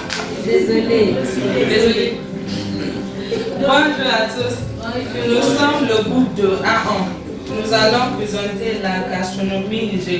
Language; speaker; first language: French; non-native, learner; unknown